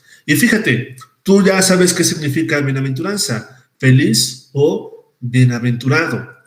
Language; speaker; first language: Spanish; native; Spanish